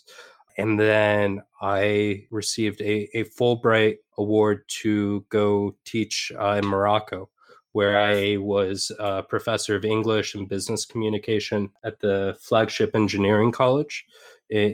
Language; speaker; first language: English; native; English